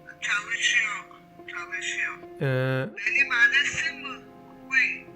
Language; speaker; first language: Turkish; non-native, learner; Georgian